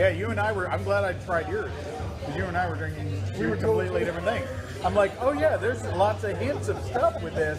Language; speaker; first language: English; native; English